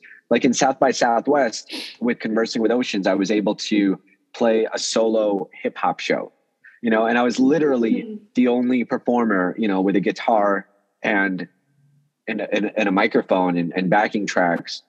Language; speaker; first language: English; early bilingual, other home language; Russian